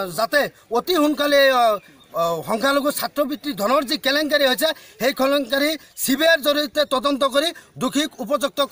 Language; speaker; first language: Assamese; non-native, local second language; Bangla